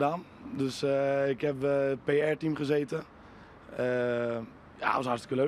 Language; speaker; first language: Dutch; native; Dutch